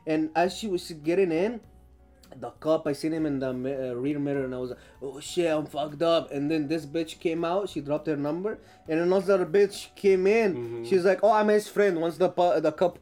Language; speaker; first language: English; non-native, fluent; Arabic